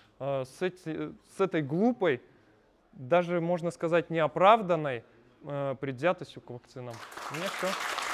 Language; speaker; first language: Russian; native; Russian